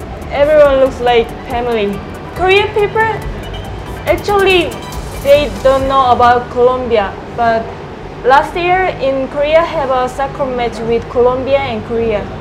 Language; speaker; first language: English; non-native, learner; Korean